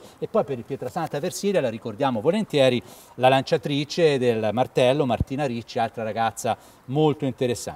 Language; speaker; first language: Italian; native; Italian